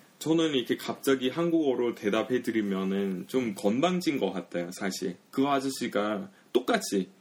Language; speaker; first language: Korean; early bilingual, heritage; English